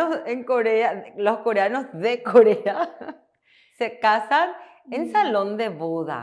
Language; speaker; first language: Spanish; non-native, fluent; Korean